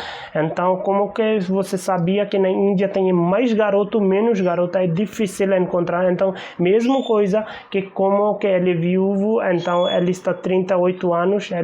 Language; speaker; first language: Portuguese; non-native, learner; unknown